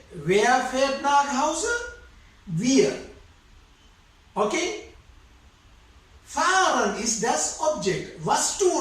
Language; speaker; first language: German; non-native, fluent; Sinhala